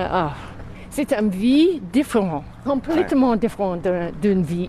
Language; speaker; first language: French; non-native, fluent; English